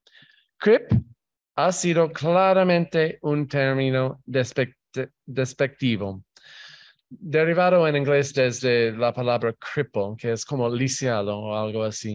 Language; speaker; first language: Spanish; non-native, fluent; English